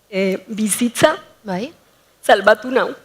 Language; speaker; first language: Basque; non-native, fluent; Spanish